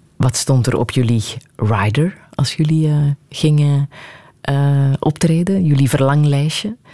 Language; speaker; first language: Dutch; native; Dutch